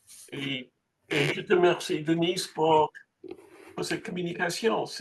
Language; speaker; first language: French; non-native, fluent; English